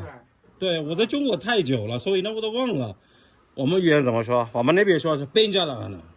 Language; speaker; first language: Chinese; non-native, fluent; Urdu